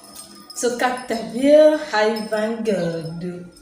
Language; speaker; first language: Turkish; non-native, learner; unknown